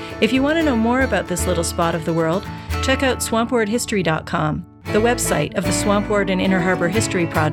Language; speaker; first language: English; native; English